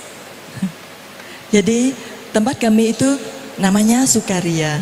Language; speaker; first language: Indonesian; non-native, fluent; Vietnamese